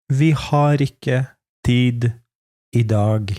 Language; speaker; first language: Norwegian; non-native, fluent; Polish